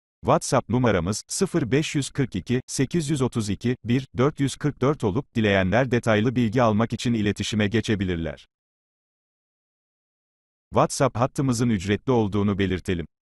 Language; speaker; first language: Turkish; native; Turkish